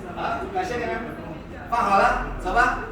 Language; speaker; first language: Chinese; early bilingual, heritage; Chinese